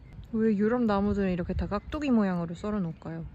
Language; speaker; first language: Korean; native; Korean